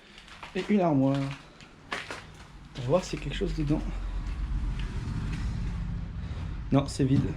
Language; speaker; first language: French; native; French